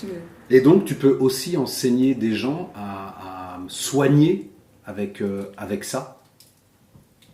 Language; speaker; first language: French; native; French